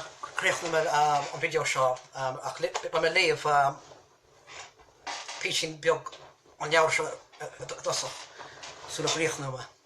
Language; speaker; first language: Irish; native; Irish